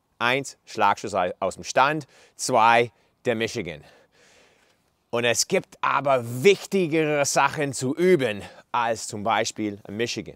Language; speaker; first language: German; non-native, fluent; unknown